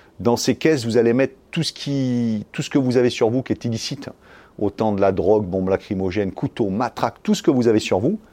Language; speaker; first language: French; native; French